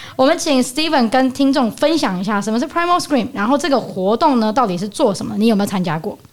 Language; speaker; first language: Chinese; native; Chinese